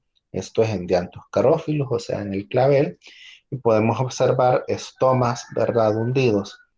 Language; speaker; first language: Spanish; native; Spanish